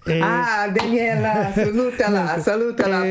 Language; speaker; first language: Italian; non-native, learner; English